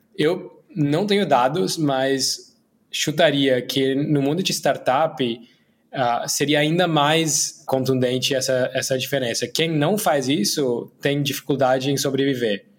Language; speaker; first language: Portuguese; non-native, fluent; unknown